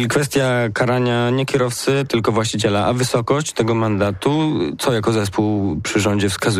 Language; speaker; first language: Polish; native; Polish